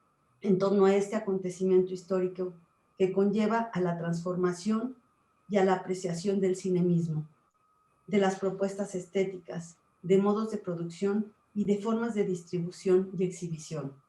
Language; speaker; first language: Spanish; native; Spanish